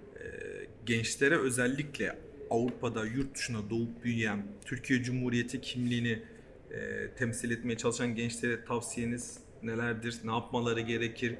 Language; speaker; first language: Turkish; early bilingual, heritage; Turkish